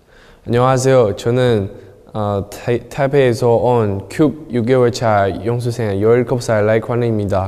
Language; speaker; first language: Korean; non-native, learner; Chinese